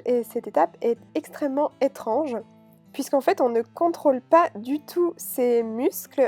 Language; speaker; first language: French; native; French